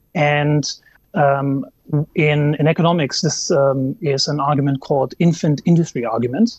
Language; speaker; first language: English; non-native, fluent; German